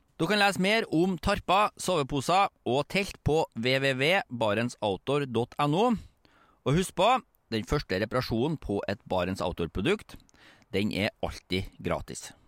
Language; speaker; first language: Norwegian; native; Norwegian